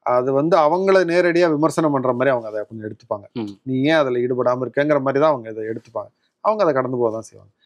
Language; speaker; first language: Tamil; native; Tamil